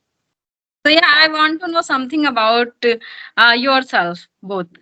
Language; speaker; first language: English; non-native, learner; Hindi